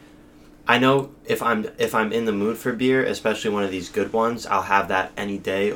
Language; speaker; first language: English; native; English